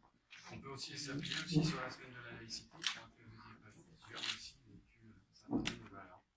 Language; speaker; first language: French; native; French